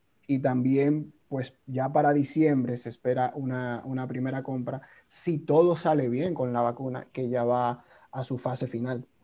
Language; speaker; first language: Spanish; native; Spanish